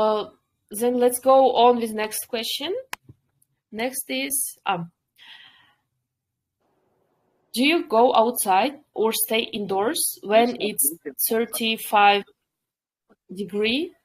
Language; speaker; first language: English; non-native, fluent; Kyrgyz